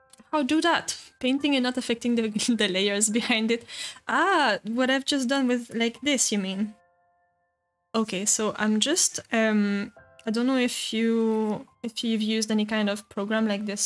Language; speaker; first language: English; non-native, fluent; French